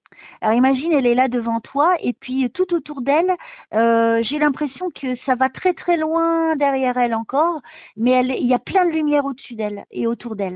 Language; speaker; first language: French; native; French